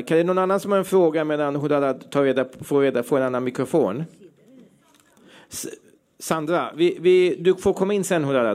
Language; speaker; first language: Swedish; native; Swedish